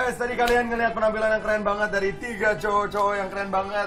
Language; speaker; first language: Indonesian; early bilingual, heritage; Indonesian